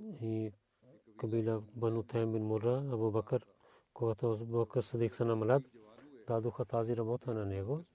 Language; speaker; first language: Bulgarian; non-native, learner; Urdu